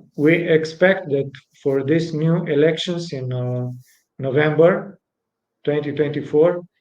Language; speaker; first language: English; non-native, fluent; Romanian